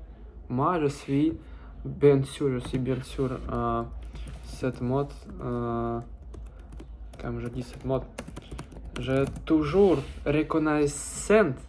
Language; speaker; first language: French; non-native, learner; Russian